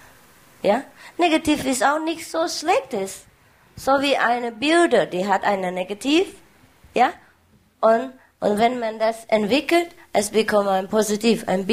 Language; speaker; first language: German; non-native, learner; Vietnamese